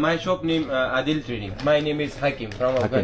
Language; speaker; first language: English; non-native, learner; Pashto